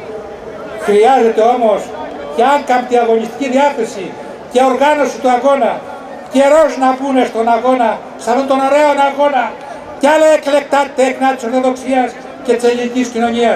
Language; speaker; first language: Greek; native; Greek